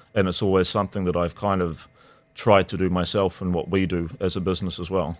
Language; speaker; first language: English; native; English